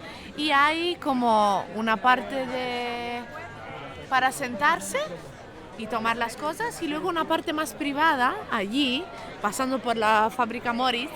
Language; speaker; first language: Spanish; non-native, local second language; Catalan